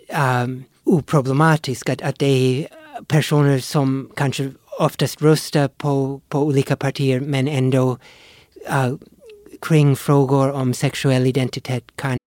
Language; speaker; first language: Swedish; non-native, fluent; English